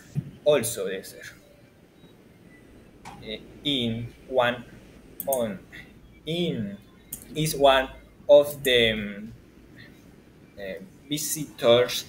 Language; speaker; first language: English; non-native, learner; Spanish